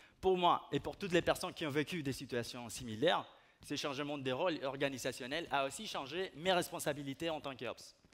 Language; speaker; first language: French; non-native, fluent; Spanish